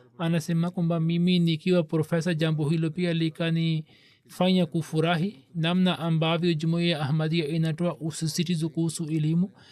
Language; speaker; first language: Swahili; native; Swahili